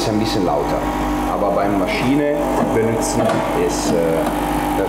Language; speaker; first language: German; non-native, fluent; Italian